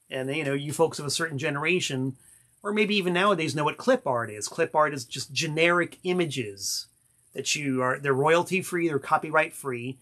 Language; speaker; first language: English; native; English